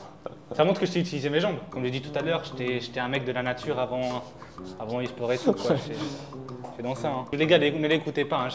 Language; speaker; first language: French; native; French